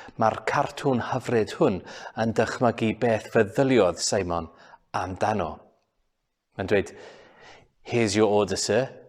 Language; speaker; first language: Welsh; non-native, local second language; English